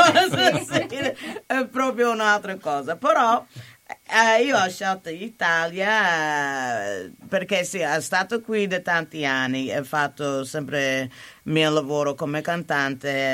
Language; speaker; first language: Italian; non-native, learner; English